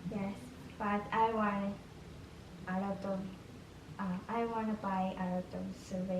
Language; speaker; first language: English; non-native, learner; Japanese